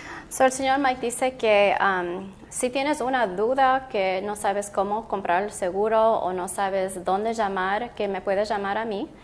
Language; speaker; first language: Spanish; early bilingual, heritage; Spanish